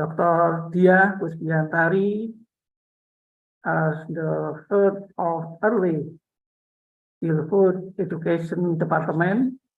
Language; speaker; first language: English; non-native, local second language; Indonesian